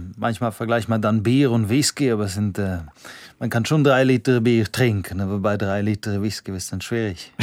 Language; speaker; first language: German; non-native, local second language; Romansh